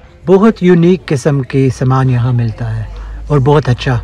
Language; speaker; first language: Hindi; early bilingual, other home language; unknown